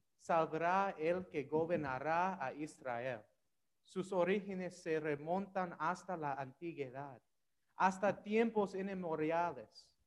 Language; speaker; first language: Spanish; non-native, learner; English